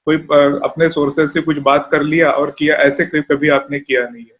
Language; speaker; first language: Hindi; non-native, local second language; Marathi